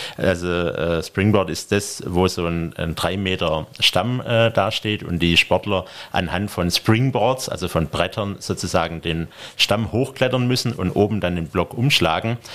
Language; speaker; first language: German; native; German